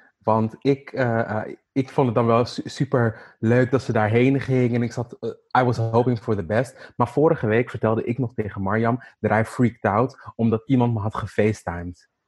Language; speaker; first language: Dutch; native; Dutch